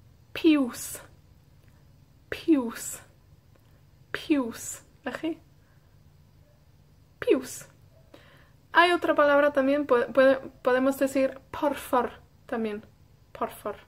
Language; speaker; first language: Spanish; non-native, fluent; Welsh